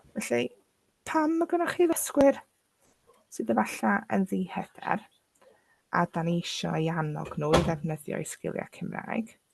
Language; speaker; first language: Welsh; non-native, local second language; English